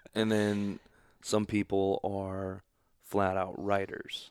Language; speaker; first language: English; native; English